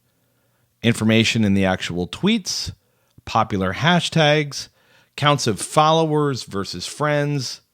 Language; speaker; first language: English; native; English